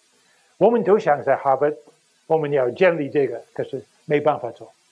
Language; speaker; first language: Chinese; non-native, fluent; English